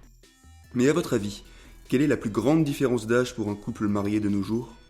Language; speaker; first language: French; native; French